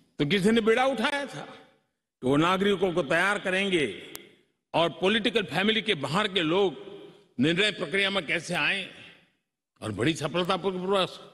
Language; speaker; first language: Hindi; non-native, local second language; Gujarati